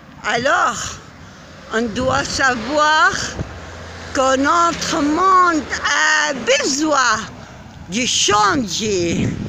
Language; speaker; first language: French; non-native, learner; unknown